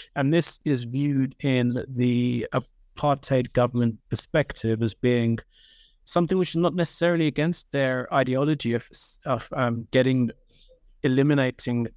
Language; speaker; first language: English; native; English